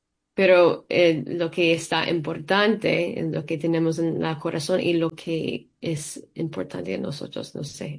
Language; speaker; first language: Spanish; early bilingual, heritage; English